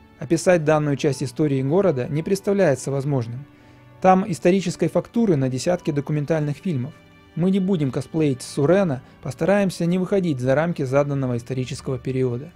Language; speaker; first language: Russian; native; Russian